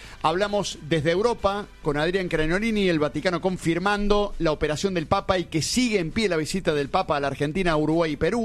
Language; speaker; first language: Spanish; native; Spanish